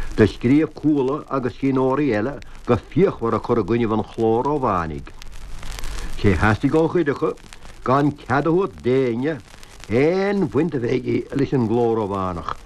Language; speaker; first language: Irish; native; Irish